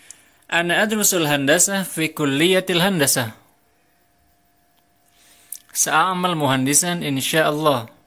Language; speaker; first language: Arabic; non-native, fluent; Indonesian